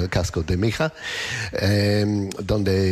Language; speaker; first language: Spanish; non-native, learner; English